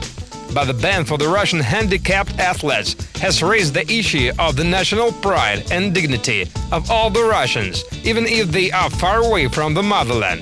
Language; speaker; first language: English; non-native, fluent; Russian